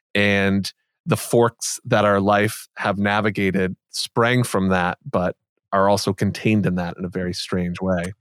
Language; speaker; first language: English; native; English